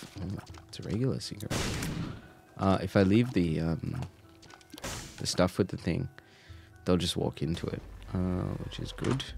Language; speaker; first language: English; native; English